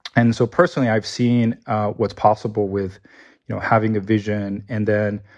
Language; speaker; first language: English; early bilingual, other home language; Chinese